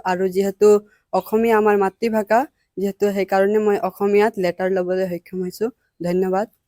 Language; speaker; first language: Assamese; native; Assamese